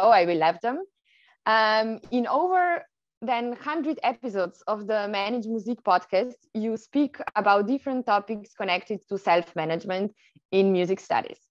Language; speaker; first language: English; non-native, fluent; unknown